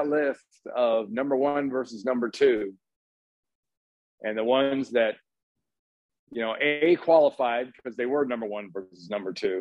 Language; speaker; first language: English; native; English